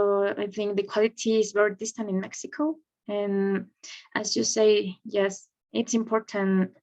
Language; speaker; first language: English; non-native, learner; Spanish